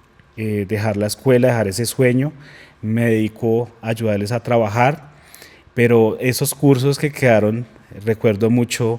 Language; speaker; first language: Spanish; native; Spanish